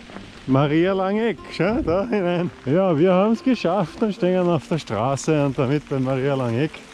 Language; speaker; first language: German; native; German